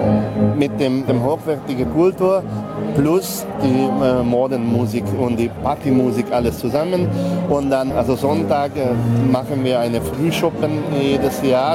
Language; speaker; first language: German; non-native, local second language; Hungarian